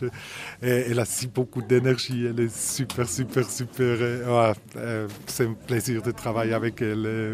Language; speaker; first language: French; non-native, fluent; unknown